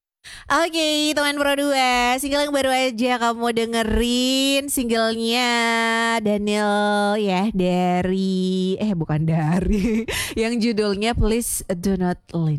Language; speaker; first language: Indonesian; native; Indonesian